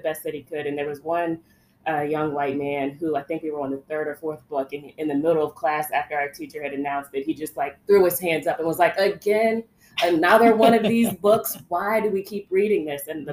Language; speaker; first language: English; native; English